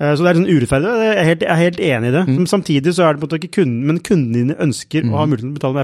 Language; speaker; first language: Norwegian; native; Norwegian